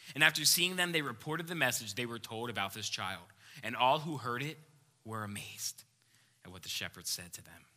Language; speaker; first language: English; native; English